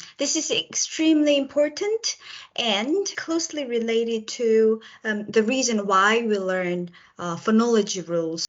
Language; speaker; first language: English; non-native, local second language; Korean